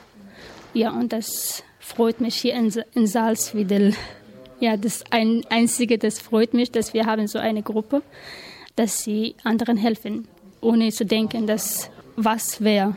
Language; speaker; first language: German; non-native, learner; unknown